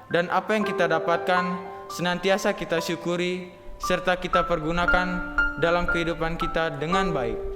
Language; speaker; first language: Indonesian; native; Indonesian